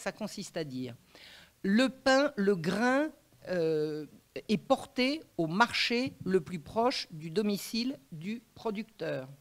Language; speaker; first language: French; native; French